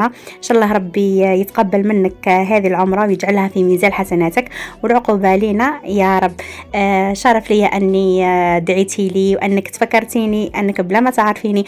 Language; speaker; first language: Arabic; native; Arabic